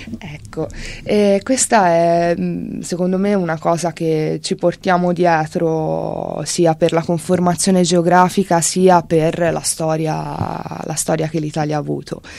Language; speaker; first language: Italian; native; Italian